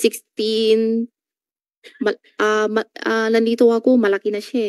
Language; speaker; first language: Filipino; non-native, learner; Chinese